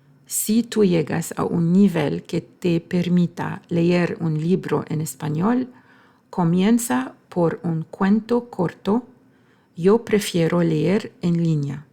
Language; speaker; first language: Spanish; non-native, fluent; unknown